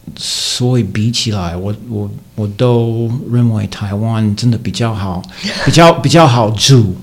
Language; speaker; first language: Chinese; non-native, learner; English